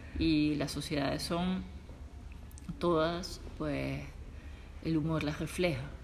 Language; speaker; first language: Spanish; native; Spanish